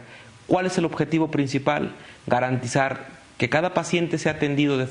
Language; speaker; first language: Spanish; native; Spanish